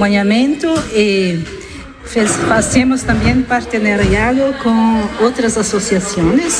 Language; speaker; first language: Spanish; non-native, learner; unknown